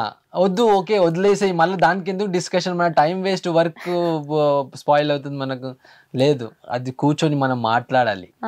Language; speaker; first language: Telugu; early bilingual, heritage; Telugu